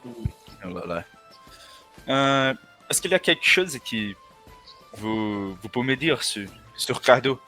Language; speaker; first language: French; non-native, learner; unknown